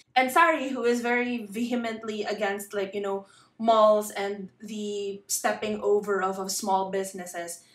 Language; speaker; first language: English; non-native, local second language; Filipino